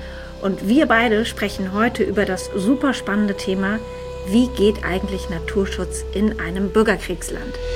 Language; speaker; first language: German; native; German